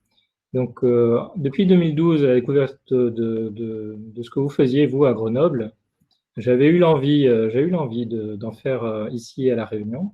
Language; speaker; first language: French; native; French